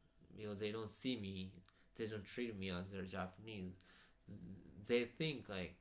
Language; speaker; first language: English; non-native, fluent; Japanese